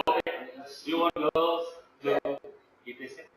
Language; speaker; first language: English; non-native, learner; Indonesian